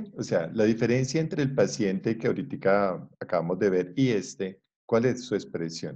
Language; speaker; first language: Spanish; native; Spanish